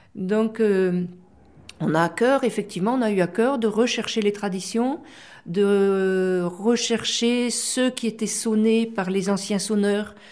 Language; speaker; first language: French; native; French